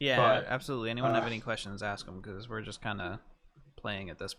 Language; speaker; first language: English; native; English